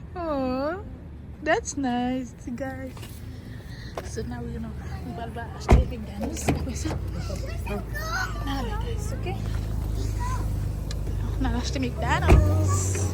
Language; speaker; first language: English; non-native, learner; Haitian Creole